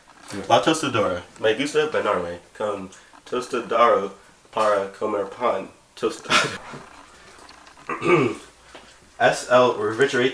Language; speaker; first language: Spanish; non-native, learner; English